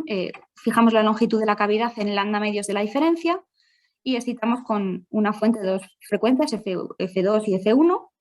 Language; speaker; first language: Spanish; native; Spanish